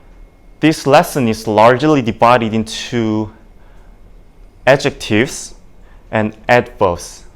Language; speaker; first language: English; non-native, learner; Indonesian